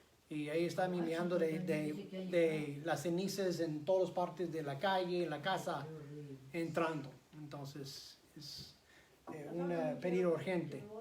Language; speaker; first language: Spanish; non-native, fluent; English